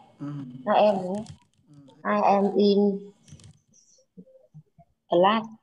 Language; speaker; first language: English; non-native, learner; Vietnamese